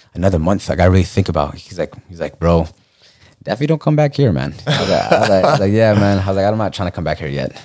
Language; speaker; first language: English; native; English